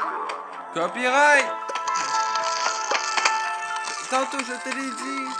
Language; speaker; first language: French; native; French